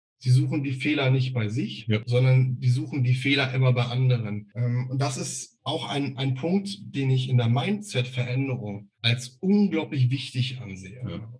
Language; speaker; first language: German; native; German